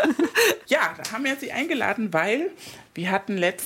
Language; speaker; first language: German; non-native, fluent; Spanish